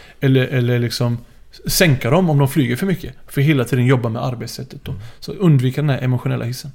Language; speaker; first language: Swedish; early bilingual, other home language; Arabic